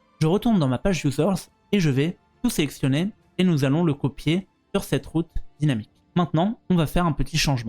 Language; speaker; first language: French; native; French